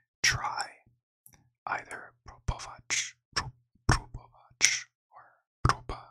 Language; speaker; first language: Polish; non-native, learner; English